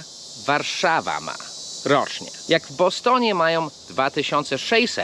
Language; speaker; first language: Polish; non-native, fluent; English